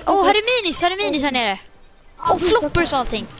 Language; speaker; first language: Swedish; native; Swedish